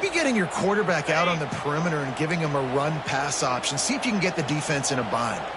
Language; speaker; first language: English; native; English